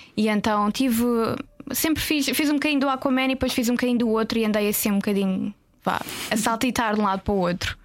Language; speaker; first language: Portuguese; native; Portuguese